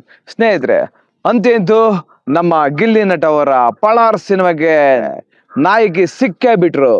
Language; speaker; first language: Kannada; native; Kannada